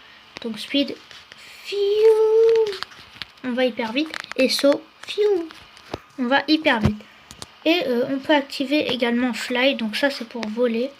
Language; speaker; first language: French; native; French